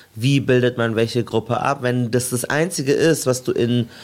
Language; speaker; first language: German; native; German